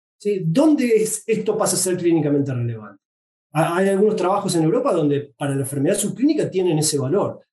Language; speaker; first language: Spanish; native; Spanish